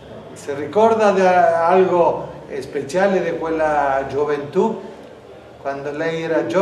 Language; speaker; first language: Italian; non-native, learner; Spanish